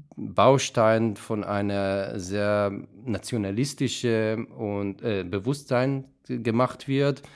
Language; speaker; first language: German; non-native, fluent; Hebrew